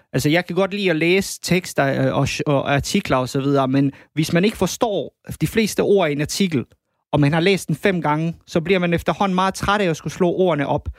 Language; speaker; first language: Danish; early bilingual, other home language; Bosnian